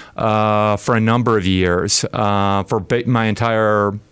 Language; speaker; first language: English; native; English